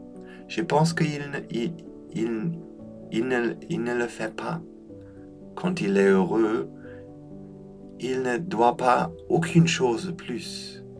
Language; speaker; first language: French; non-native, fluent; German